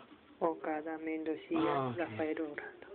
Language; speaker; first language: Spanish; non-native, learner; Japanese